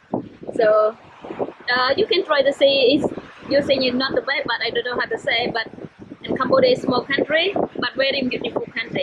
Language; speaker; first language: English; non-native, learner; Khmer